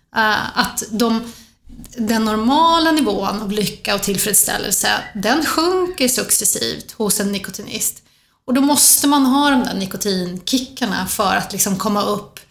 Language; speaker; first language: Swedish; native; Swedish